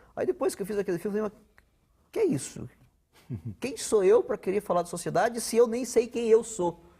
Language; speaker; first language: Portuguese; non-native, local second language; Ukrainian